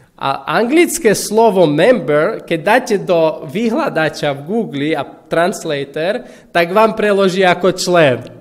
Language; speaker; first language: Slovak; non-native, fluent; Russian